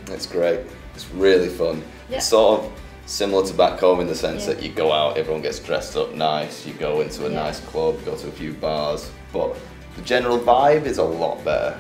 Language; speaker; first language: English; native; English